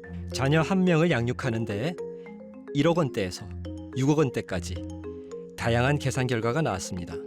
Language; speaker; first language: Korean; native; Korean